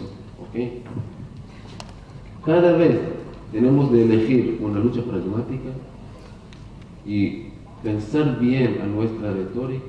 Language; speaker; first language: Spanish; non-native, learner; Hebrew